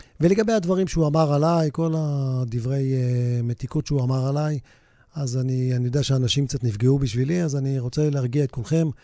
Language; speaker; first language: Hebrew; native; Hebrew